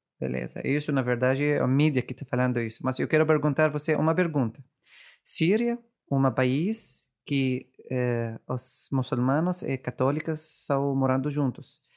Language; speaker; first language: Portuguese; non-native, learner; Arabic